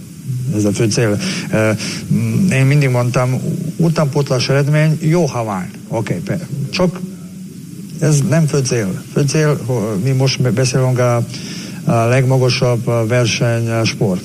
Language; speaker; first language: Hungarian; non-native, learner; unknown